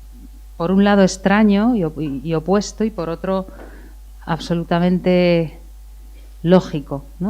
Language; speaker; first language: Spanish; native; Spanish